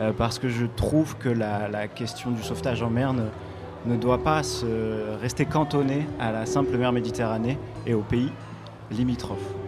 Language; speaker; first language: French; native; French